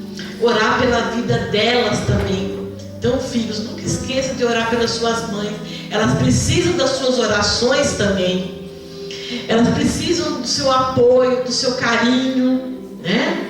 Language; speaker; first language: Portuguese; native; Portuguese